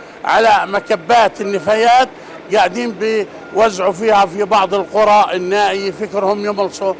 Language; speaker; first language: Arabic; native; Arabic